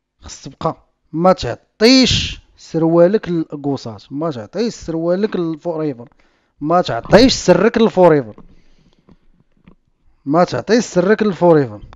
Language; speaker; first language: Arabic; native; Arabic